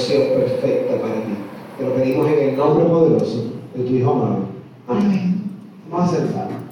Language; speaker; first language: Spanish; native; Spanish